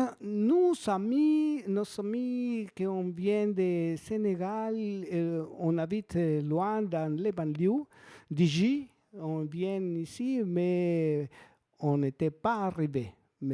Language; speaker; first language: French; non-native, learner; Spanish